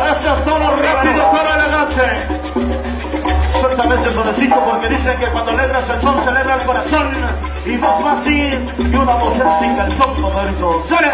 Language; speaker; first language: Spanish; native; Spanish